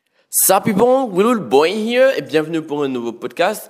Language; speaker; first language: French; non-native, local second language; Wolof